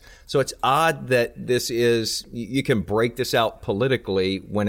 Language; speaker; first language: English; native; English